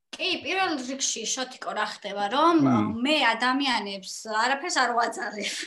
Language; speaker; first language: Georgian; native; Georgian